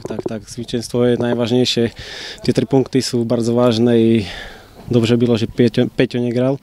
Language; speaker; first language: Polish; non-native, fluent; Slovak